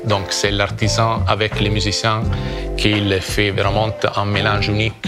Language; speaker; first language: French; non-native, fluent; Italian